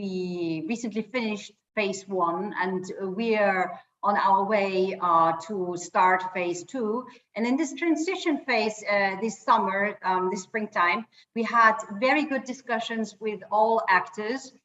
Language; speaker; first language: English; non-native, fluent; German